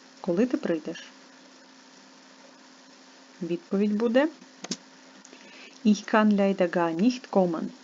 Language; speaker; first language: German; non-native, fluent; Ukrainian